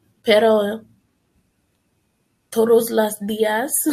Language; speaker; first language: Spanish; non-native, learner; English